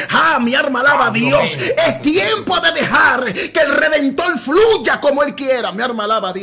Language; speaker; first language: Spanish; native; Spanish